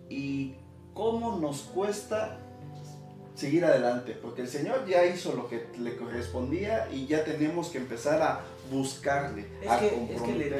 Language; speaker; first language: Spanish; native; Spanish